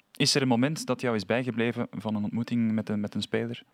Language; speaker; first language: Dutch; non-native, fluent; Catalan